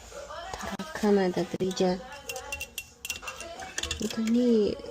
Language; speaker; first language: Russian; non-native, local second language; Tajik